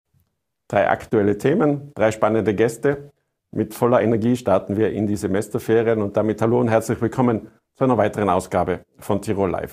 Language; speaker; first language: German; native; German